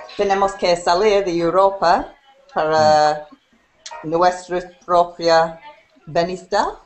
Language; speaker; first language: Spanish; non-native, learner; English